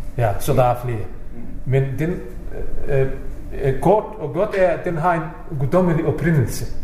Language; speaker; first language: Danish; non-native, fluent; Bosnian